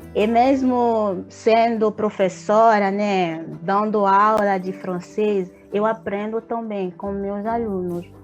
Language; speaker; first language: Portuguese; non-native, fluent; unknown